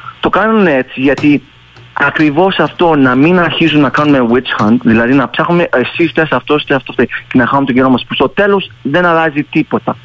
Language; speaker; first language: Greek; early bilingual, heritage; Greek